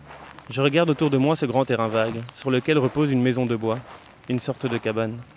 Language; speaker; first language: French; native; French